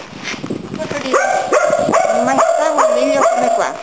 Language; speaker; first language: Italian; non-native, learner; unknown